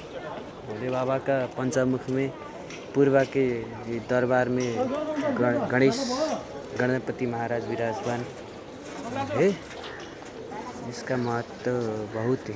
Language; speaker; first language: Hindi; non-native, learner; Nepali